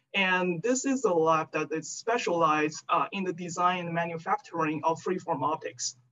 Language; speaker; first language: English; non-native, fluent; Chinese